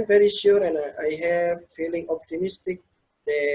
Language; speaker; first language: English; non-native, learner; Indonesian